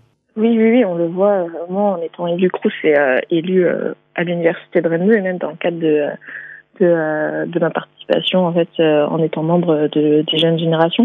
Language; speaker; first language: French; native; French